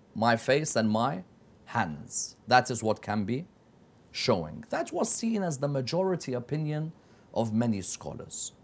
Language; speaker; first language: English; native; English